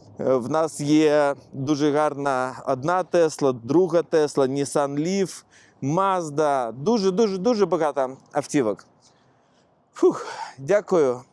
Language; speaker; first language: Ukrainian; non-native, local second language; Russian